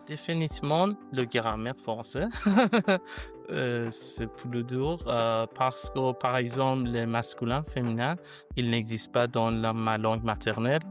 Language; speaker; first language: French; non-native, learner; Persian